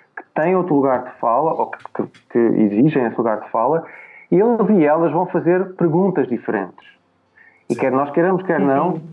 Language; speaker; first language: Portuguese; native; Portuguese